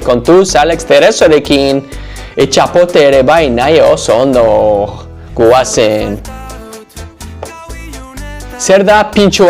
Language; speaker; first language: Basque; non-native, learner; English